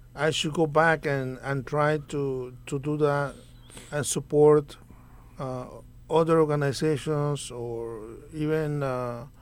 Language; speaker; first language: English; non-native, fluent; Spanish